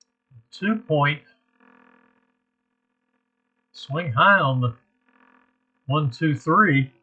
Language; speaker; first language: English; native; English